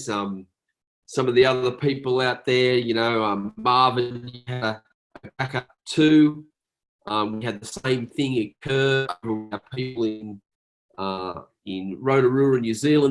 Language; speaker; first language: English; native; English